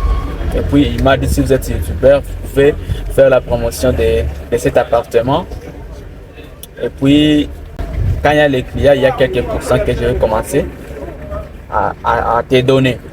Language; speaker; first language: French; non-native, local second language; Rundi